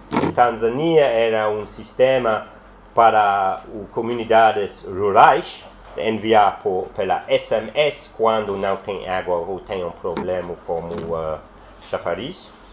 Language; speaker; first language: Portuguese; non-native, learner; English